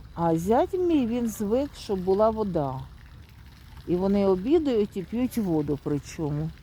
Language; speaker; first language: Ukrainian; native; Ukrainian